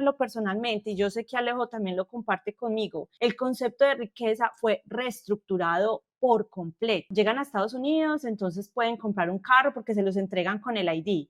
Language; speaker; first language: Spanish; native; Spanish